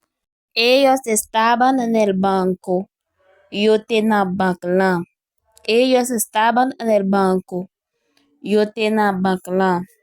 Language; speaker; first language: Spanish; non-native, learner; Haitian Creole